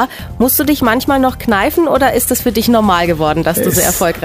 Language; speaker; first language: German; native; German